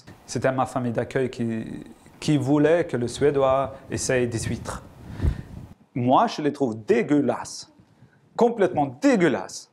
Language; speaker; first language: French; non-native, learner; Swedish